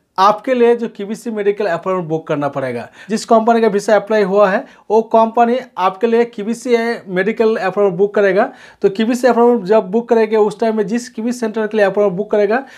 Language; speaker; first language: Hindi; non-native, local second language; Bangla